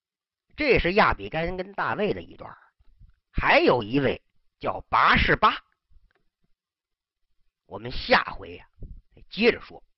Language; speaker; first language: Chinese; native; Chinese